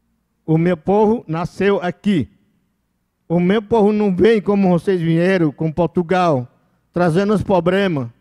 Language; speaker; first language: Portuguese; non-native, local second language; Yanomámi